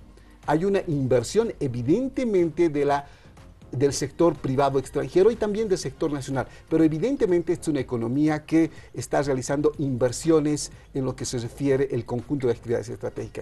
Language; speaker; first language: Spanish; native; Spanish